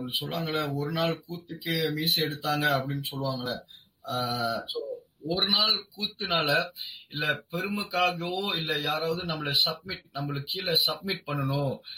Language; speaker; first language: Tamil; non-native, local second language; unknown